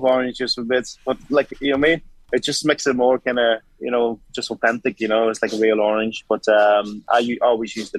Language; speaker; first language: English; native; English